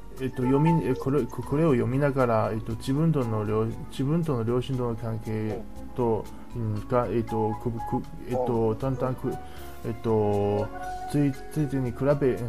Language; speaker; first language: Japanese; non-native, learner; Chinese